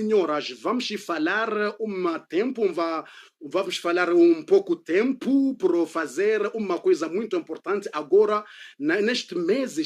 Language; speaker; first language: Portuguese; non-native, learner; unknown